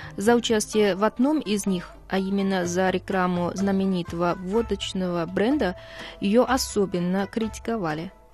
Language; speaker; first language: Russian; non-native, fluent; Chinese